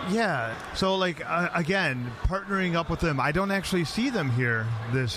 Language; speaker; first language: English; native; English